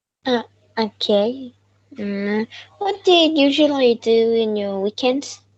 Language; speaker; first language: English; non-native, learner; Vietnamese